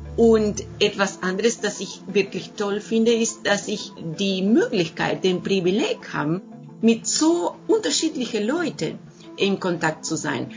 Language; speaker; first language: German; non-native, fluent; Spanish